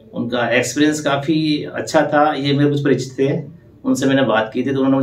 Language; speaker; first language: Hindi; native; Hindi